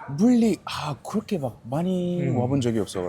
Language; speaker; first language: Korean; non-native, fluent; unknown